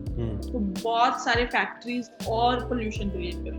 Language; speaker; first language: Hindi; non-native, local second language; Marathi